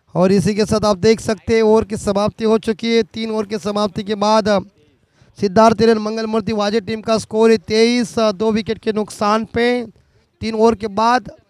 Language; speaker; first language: Hindi; non-native, local second language; Marathi